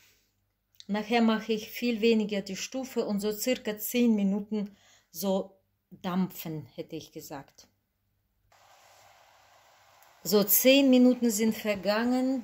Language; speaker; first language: German; non-native, fluent; Russian